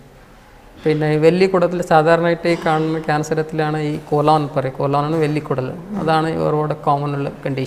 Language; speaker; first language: Malayalam; non-native, fluent; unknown